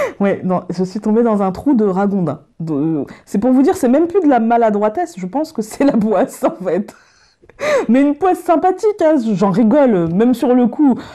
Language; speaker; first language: French; native; French